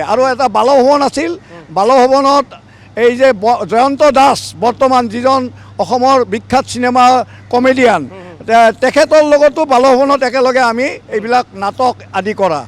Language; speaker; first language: Assamese; native; Assamese